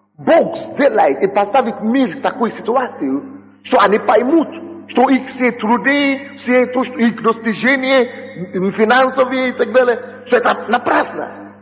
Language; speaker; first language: Russian; non-native, fluent; Yoruba